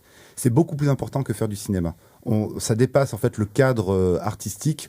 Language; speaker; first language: French; native; French